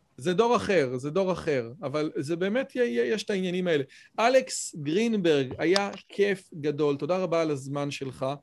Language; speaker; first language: Hebrew; native; Hebrew